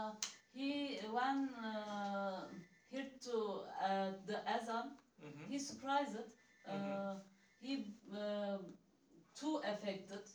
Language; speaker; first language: English; non-native, learner; Turkish